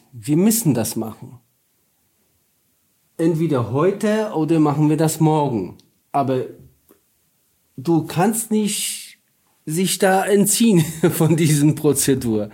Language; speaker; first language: German; non-native, learner; Polish